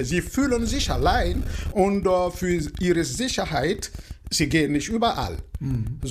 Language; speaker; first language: German; non-native, learner; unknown